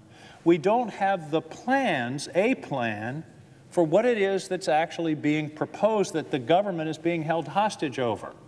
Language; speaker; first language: English; native; English